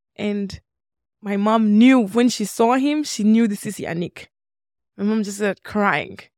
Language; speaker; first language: English; non-native, local second language; Swahili